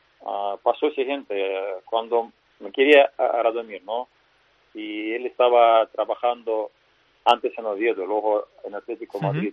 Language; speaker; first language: Spanish; non-native, fluent; Russian